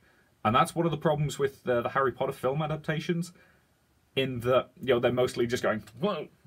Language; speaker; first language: English; native; English